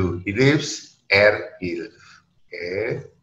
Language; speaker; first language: German; non-native, learner; Indonesian